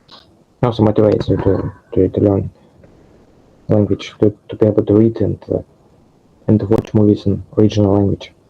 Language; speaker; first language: English; non-native, fluent; Russian